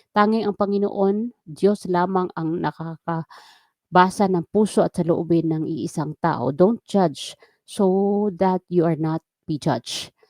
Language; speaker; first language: Filipino; non-native, local second language; Waray